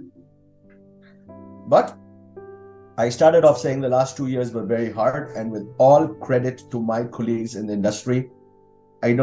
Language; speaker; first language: English; non-native, local second language; Hindi